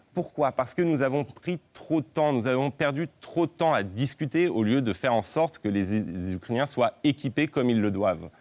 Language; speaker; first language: French; native; French